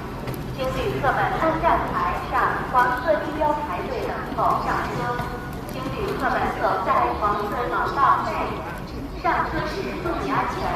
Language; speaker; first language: Chinese; native; Chinese